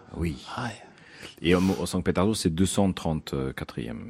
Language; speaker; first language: French; non-native, fluent; Russian